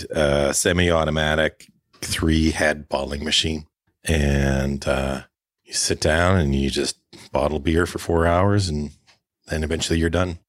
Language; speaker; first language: English; native; English